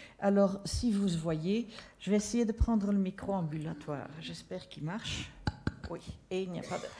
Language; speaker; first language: French; non-native, local second language; Dutch